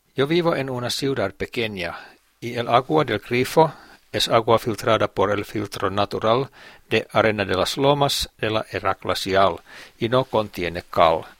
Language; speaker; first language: Spanish; non-native, fluent; Finnish